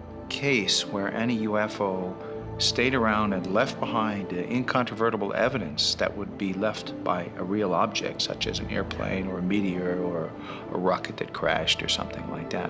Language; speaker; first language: English; native; English